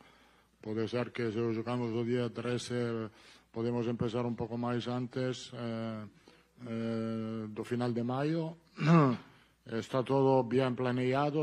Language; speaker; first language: Spanish; non-native, fluent; Italian